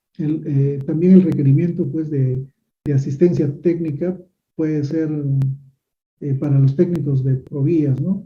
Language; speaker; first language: Spanish; native; Spanish